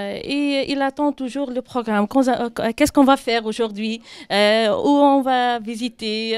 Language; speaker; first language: French; non-native, local second language; Arabic